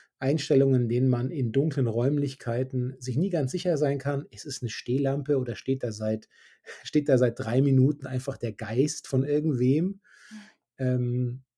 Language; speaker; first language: German; native; German